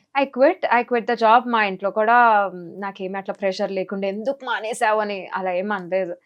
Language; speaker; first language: Telugu; native; Telugu